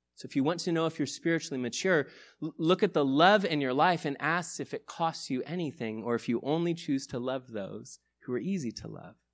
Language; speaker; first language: English; native; English